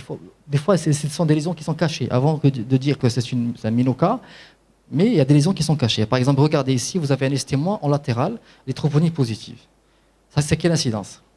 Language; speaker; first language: French; non-native, local second language; Arabic